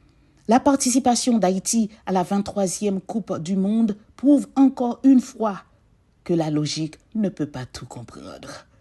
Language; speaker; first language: French; non-native, local second language; Haitian Creole